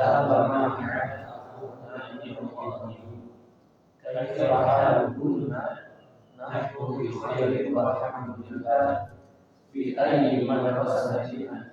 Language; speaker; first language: Arabic; non-native, learner; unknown